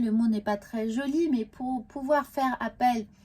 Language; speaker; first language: French; native; French